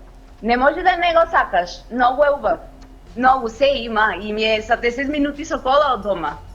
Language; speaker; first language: Macedonian; non-native, fluent; Spanish